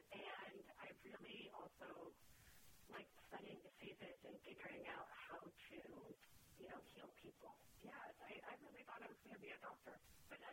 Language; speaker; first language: English; non-native, local second language; Filipino